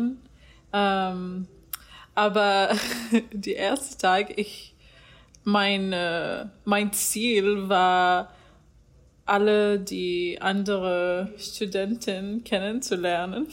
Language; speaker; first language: German; non-native, learner; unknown